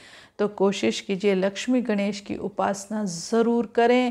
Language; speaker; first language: Hindi; native; Hindi